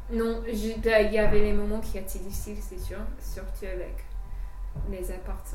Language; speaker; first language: French; non-native, fluent; English